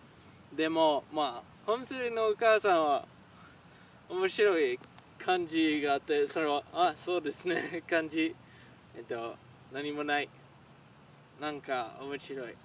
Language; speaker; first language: Japanese; non-native, learner; French